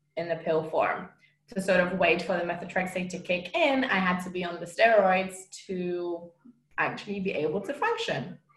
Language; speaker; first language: English; non-native, fluent; Romanian